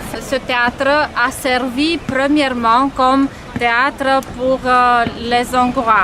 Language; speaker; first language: French; non-native, fluent; Romanian